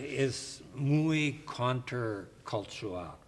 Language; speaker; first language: Spanish; non-native, learner; English